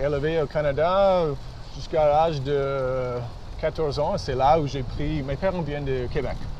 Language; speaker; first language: French; early bilingual, heritage; English